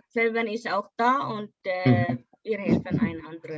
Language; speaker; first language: German; non-native, fluent; Tigrinya